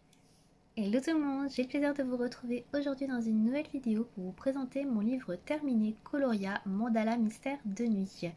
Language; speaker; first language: French; native; French